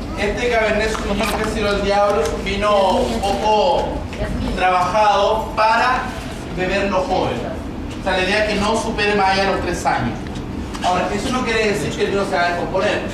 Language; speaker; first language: Spanish; native; Spanish